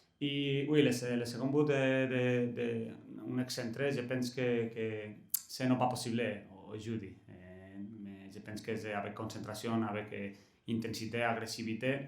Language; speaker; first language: French; non-native, learner; Catalan